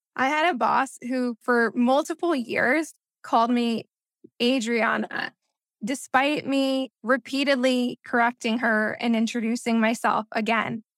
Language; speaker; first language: English; early bilingual, other home language; Spanish